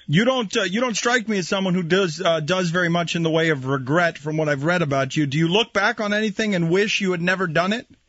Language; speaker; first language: English; early bilingual, other home language; Spanish